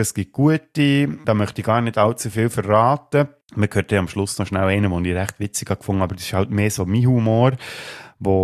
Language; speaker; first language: German; native; German